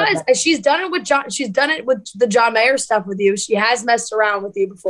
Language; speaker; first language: English; native; English